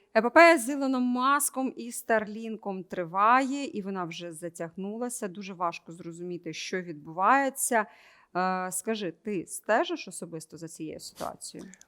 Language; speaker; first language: Ukrainian; native; Ukrainian